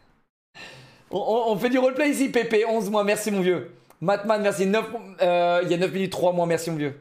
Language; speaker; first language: French; native; French